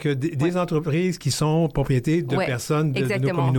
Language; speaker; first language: French; native; French